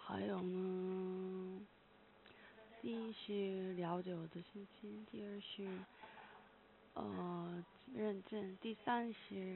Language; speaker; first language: Chinese; non-native, learner; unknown